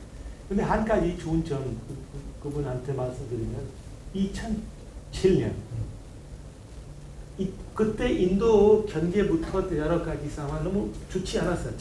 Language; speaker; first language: Korean; non-native, learner; Hindi